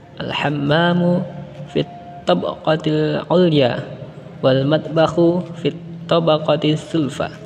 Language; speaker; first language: Arabic; non-native, learner; Indonesian